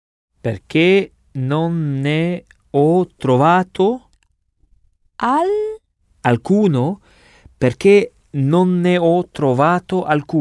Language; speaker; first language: Italian; non-native, learner; French